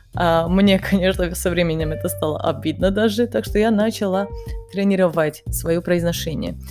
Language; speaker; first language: Russian; non-native, fluent; Serbian